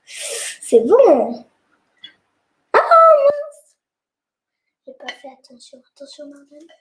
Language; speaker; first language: French; non-native, fluent; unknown